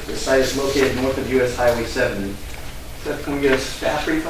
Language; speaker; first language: English; native; English